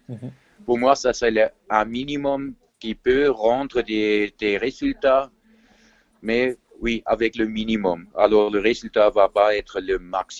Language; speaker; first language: French; non-native, fluent; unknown